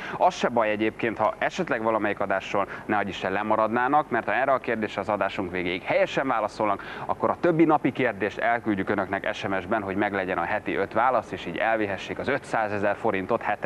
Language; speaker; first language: Hungarian; native; Hungarian